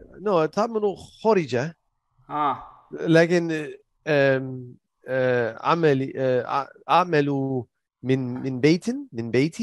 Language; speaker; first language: Arabic; non-native, learner; English